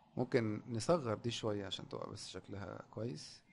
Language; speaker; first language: Arabic; native; Arabic